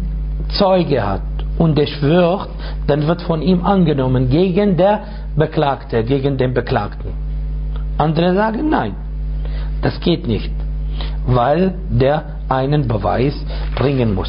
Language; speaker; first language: German; non-native, fluent; Arabic